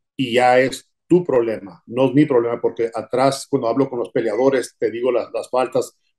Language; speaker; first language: Spanish; early bilingual, heritage; Spanish